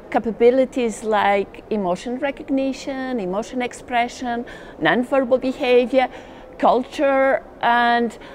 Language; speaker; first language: English; non-native, fluent; Portuguese